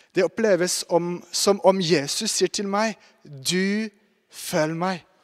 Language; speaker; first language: Norwegian; non-native, fluent; French